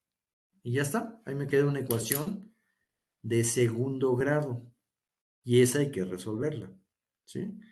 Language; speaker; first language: Spanish; native; Spanish